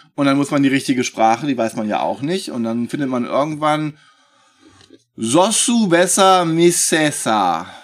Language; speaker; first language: German; native; German